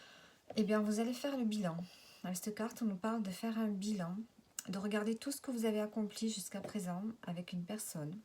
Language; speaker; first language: French; native; French